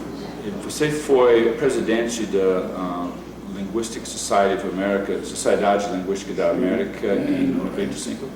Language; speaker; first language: Portuguese; non-native, fluent; English